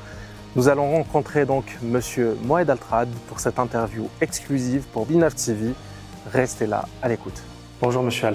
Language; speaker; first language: French; native; French